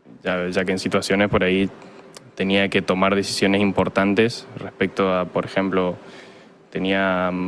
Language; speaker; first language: Spanish; native; Spanish